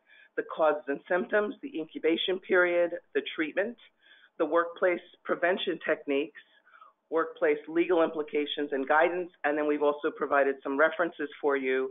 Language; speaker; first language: English; native; English